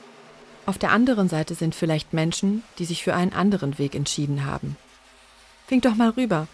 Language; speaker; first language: German; native; German